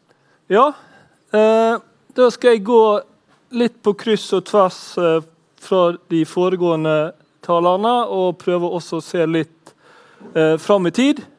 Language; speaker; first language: Norwegian; native; Norwegian